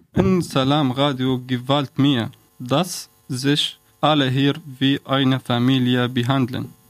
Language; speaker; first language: German; non-native, learner; Arabic